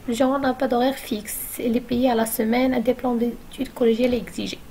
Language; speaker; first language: French; non-native, local second language; Arabic